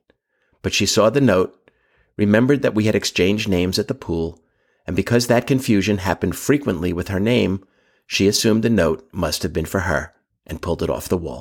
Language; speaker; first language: English; native; English